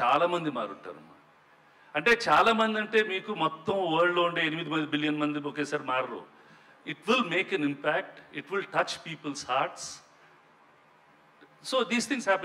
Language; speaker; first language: Telugu; native; Telugu